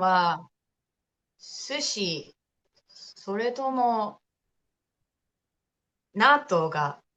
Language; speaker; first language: Japanese; non-native, fluent; English